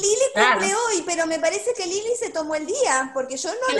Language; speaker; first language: Spanish; native; Spanish